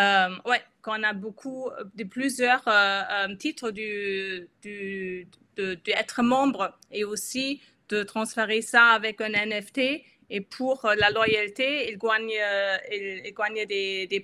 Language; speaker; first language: French; non-native, fluent; German